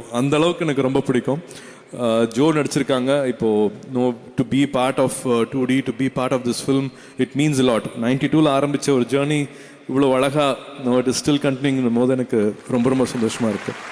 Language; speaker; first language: Tamil; native; Tamil